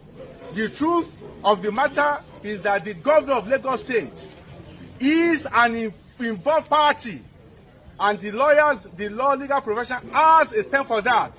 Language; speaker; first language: English; non-native, local second language; Yoruba